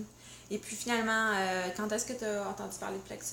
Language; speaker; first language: French; native; French